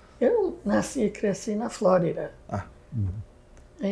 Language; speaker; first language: Portuguese; non-native, fluent; English